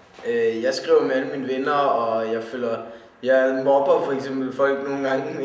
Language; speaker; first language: Danish; native; Danish